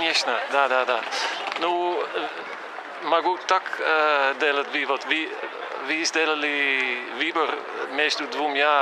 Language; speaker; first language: Russian; non-native, fluent; Dutch